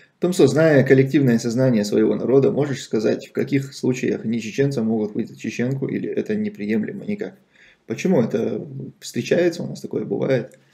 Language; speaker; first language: Russian; non-native, local second language; Chechen